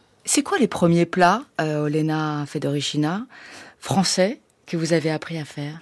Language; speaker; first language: French; native; French